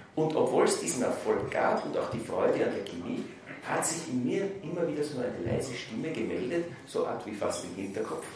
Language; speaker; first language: German; native; German